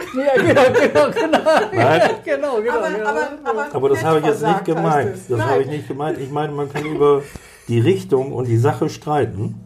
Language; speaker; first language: German; native; German